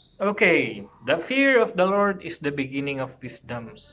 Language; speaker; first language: English; non-native, local second language; Filipino